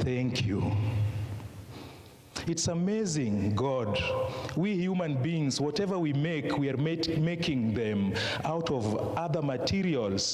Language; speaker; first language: English; non-native, local second language; Luo (Kenya and Tanzania)